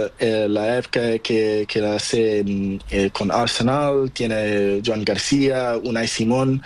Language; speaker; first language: Spanish; non-native, learner; Portuguese